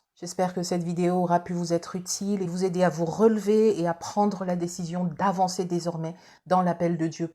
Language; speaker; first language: French; native; French